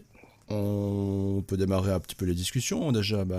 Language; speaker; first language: French; native; French